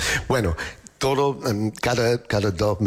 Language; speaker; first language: Spanish; non-native, fluent; English